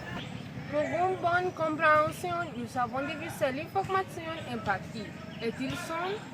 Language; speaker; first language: French; non-native, learner; Spanish